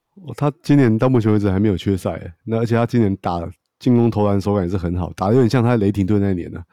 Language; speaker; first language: Chinese; native; Chinese